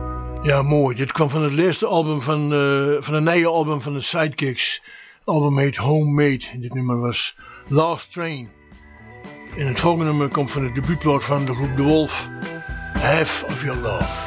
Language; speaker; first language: Dutch; native; Dutch